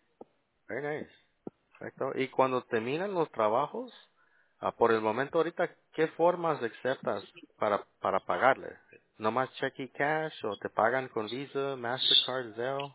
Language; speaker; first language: Spanish; early bilingual, heritage; Spanish